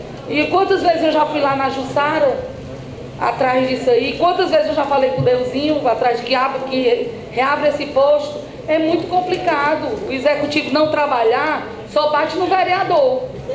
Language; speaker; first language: Portuguese; native; Portuguese